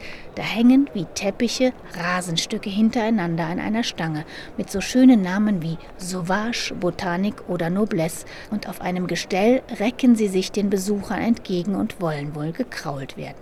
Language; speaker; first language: German; native; German